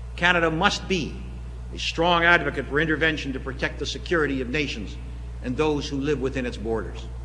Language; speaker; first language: English; native; English